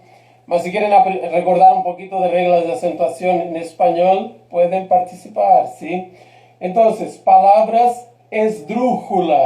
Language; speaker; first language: Spanish; non-native, fluent; Portuguese